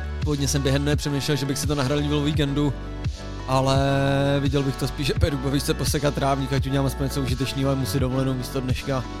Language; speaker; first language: Czech; native; Czech